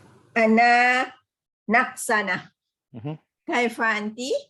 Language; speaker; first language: Arabic; non-native, learner; Malay